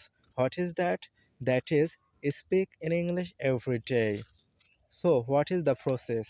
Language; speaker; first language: English; non-native, learner; Bangla